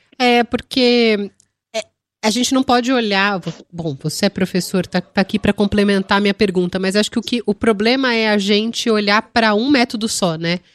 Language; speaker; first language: Portuguese; native; Portuguese